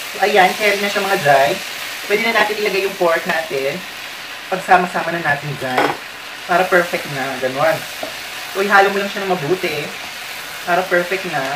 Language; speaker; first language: Filipino; non-native, local second language; Waray